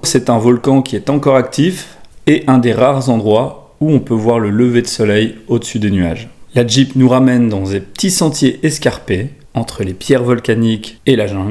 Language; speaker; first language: French; native; French